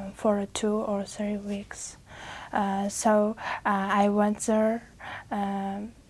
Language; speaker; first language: English; non-native, fluent; Uzbek